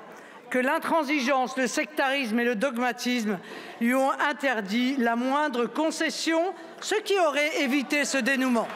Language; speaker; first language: French; native; French